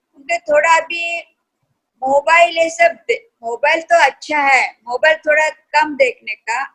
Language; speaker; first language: Hindi; non-native, local second language; Kannada